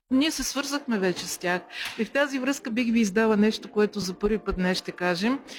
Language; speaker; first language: Bulgarian; native; Bulgarian